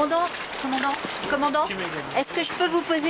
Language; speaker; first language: French; native; French